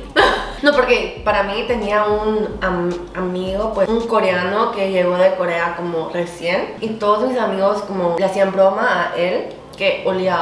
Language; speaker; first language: Spanish; early bilingual, heritage; Korean